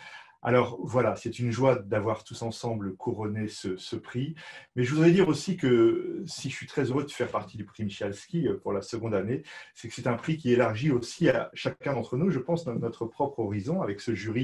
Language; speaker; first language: French; native; French